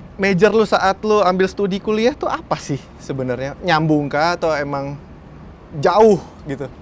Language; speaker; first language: Indonesian; native; Indonesian